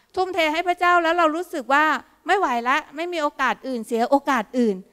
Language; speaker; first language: Thai; native; Thai